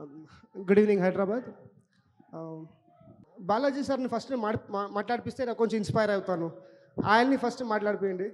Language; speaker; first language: Telugu; non-native, local second language; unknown